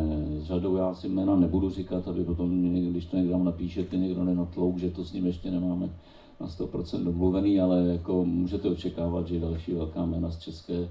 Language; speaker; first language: Czech; native; Czech